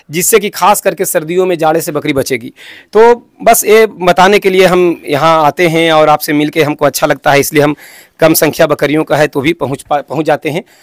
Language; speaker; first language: Hindi; native; Hindi